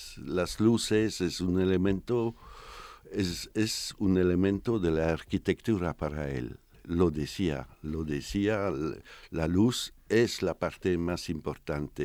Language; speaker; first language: Spanish; non-native, fluent; French